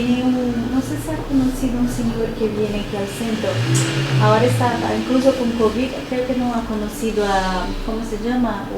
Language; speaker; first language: Spanish; non-native, fluent; Portuguese